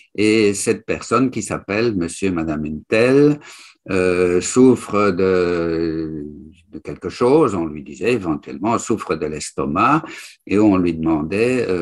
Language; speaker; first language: French; native; French